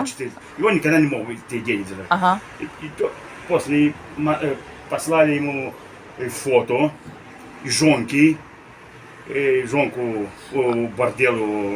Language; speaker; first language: Russian; non-native, learner; Romanian